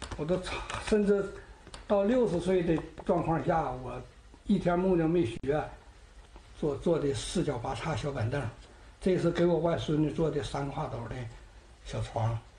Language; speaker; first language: Chinese; native; Chinese